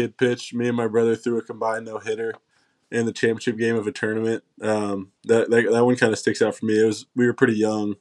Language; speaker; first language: English; native; English